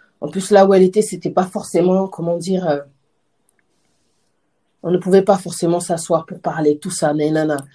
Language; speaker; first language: French; native; French